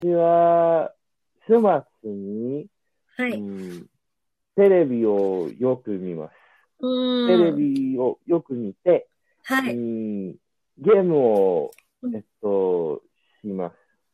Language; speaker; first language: Japanese; non-native, learner; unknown